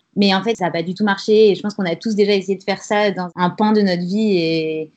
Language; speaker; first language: French; native; French